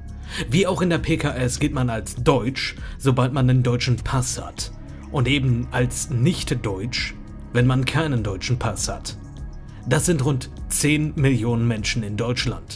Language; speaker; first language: German; native; German